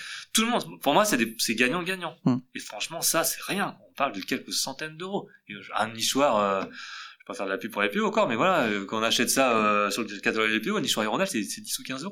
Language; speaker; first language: French; native; French